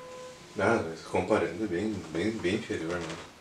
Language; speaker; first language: Portuguese; native; Portuguese